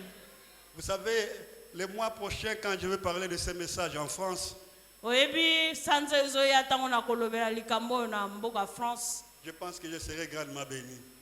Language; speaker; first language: French; non-native, local second language; Lingala